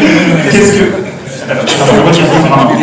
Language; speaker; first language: French; native; French